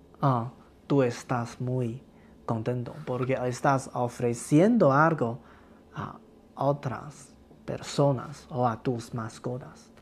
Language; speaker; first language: Spanish; non-native, learner; Chinese